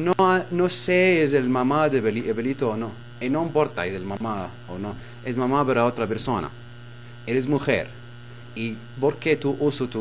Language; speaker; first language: Spanish; non-native, learner; Arabic